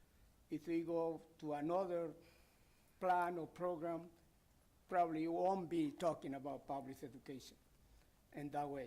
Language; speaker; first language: English; non-native, fluent; Spanish